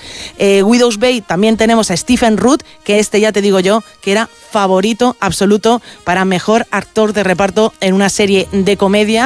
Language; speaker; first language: Spanish; native; Spanish